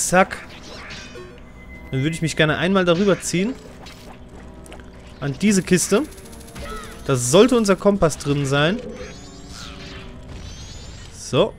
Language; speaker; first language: German; native; German